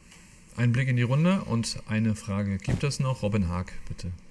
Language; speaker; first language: German; native; German